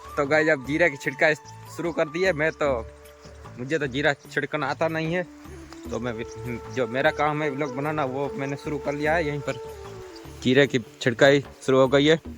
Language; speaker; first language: Hindi; non-native, local second language; Marwari